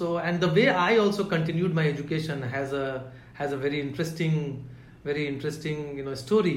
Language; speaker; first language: English; non-native, local second language; Hindi